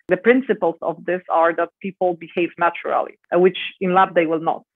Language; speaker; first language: English; non-native, fluent; Polish